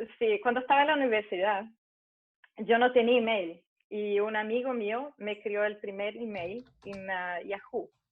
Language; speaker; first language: Spanish; early bilingual, heritage; Spanish